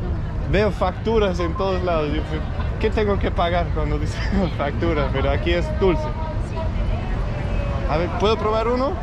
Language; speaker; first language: Spanish; non-native, learner; English